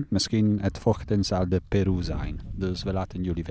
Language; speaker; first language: Dutch; non-native, fluent; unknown